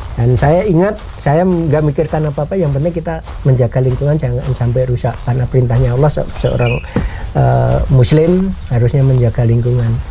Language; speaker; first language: Indonesian; non-native, local second language; Javanese